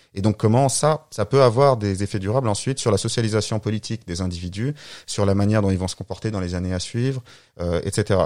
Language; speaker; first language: French; non-native, fluent; Arabic